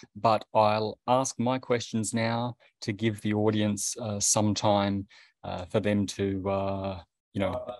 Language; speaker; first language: English; native; English